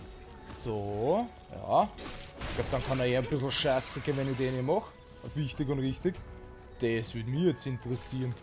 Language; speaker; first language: German; native; German